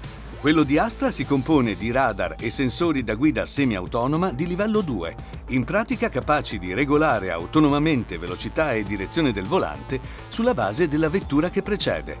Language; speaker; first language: Italian; native; Italian